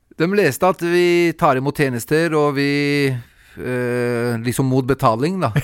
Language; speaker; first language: Norwegian; early bilingual, other home language; Kurdish